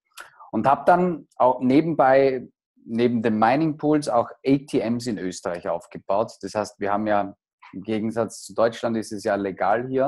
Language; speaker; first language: German; native; German